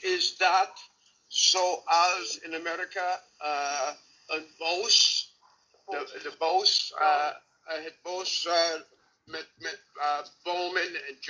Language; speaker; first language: Dutch; non-native, learner; English